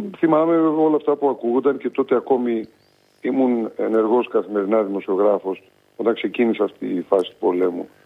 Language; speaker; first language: Greek; native; Greek